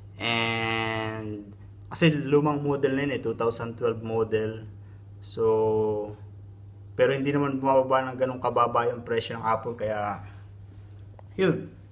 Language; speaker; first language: Filipino; native; Filipino